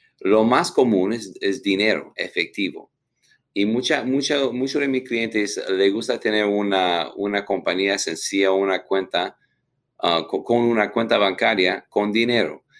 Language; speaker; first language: Spanish; non-native, fluent; English